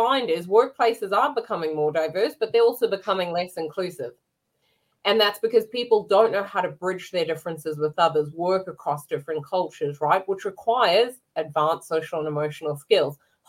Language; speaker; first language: English; native; English